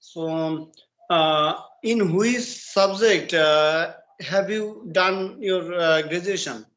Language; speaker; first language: English; non-native, learner; Bangla